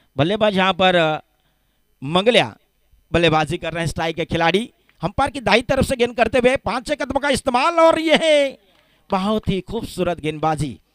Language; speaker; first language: Hindi; non-native, local second language; Marathi